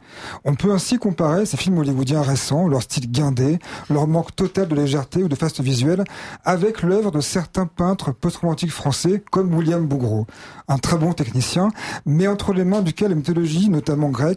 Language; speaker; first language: French; native; French